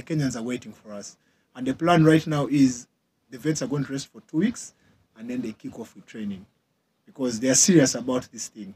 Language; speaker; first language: English; non-native, local second language; Ganda